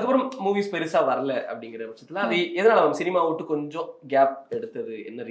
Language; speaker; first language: Tamil; native; Tamil